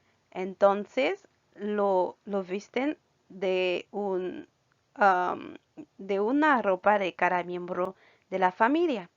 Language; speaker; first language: Spanish; non-native, fluent; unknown